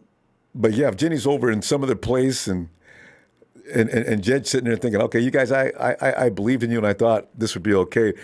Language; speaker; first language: English; native; English